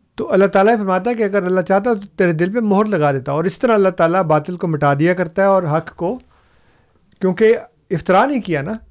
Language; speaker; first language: Urdu; non-native, local second language; Punjabi